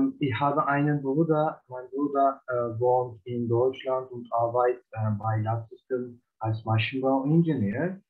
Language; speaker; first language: German; non-native, learner; Turkish